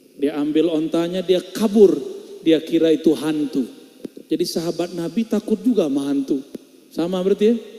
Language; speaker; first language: Indonesian; non-native, local second language; Minangkabau